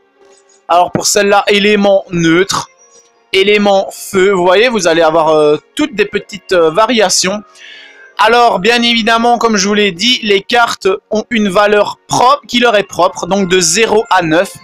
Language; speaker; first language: French; native; French